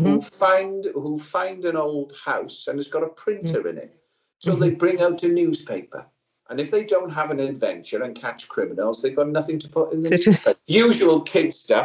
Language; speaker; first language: English; native; English